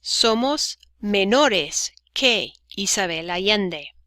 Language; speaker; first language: Spanish; non-native, fluent; English